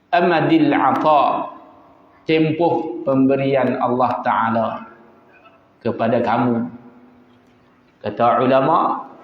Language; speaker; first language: Malay; native; Malay